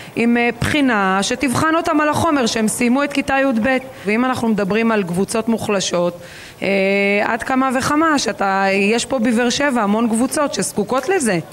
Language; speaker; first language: Hebrew; native; Hebrew